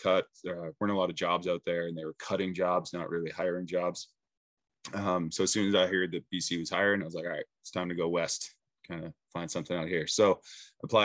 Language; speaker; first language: English; native; English